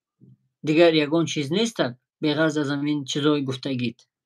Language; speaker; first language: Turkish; non-native, fluent; Tajik